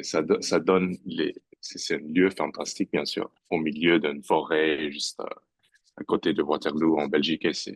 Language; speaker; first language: French; non-native, fluent; English